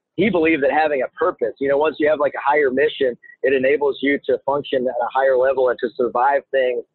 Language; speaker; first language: English; native; English